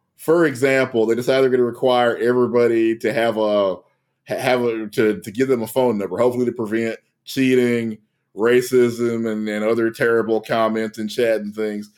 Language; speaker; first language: English; native; English